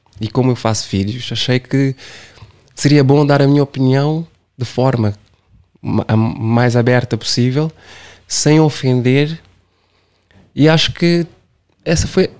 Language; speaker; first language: Portuguese; non-native, local second language; Kabuverdianu